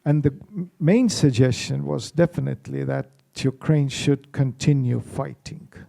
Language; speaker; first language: English; non-native, fluent; Estonian